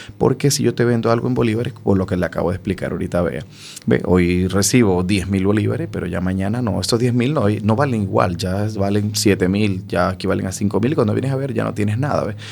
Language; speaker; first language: Spanish; native; Spanish